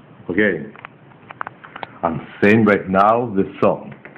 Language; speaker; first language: English; non-native, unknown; Greek